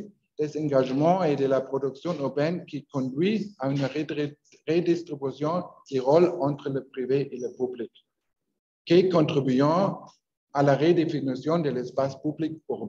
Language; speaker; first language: French; non-native, learner; Spanish